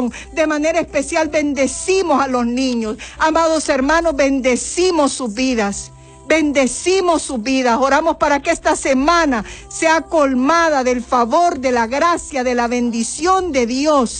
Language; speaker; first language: Spanish; native; Spanish